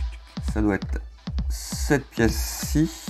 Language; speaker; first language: French; native; French